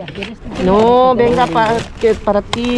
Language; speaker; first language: Spanish; non-native, learner; Filipino